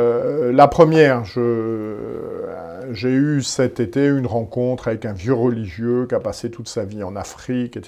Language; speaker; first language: French; native; French